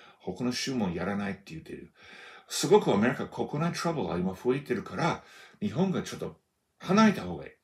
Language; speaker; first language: Japanese; non-native, fluent; English